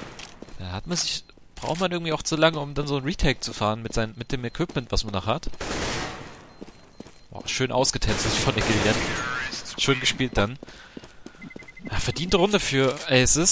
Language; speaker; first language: German; native; German